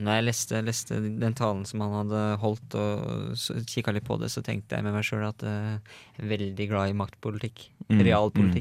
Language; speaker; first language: Norwegian; native; Norwegian